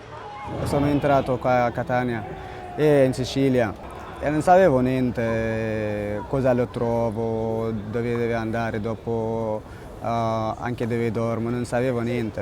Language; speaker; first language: Italian; non-native, learner; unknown